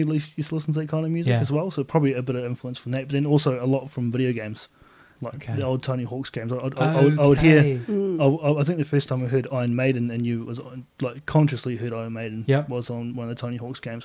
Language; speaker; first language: English; native; English